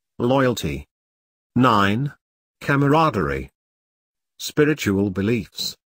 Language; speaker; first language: English; non-native, local second language; Filipino